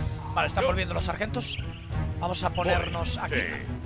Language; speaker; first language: Spanish; native; Spanish